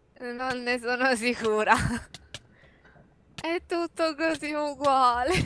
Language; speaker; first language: Italian; native; Italian